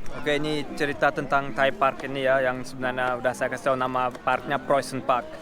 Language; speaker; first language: Indonesian; early bilingual, heritage; Indonesian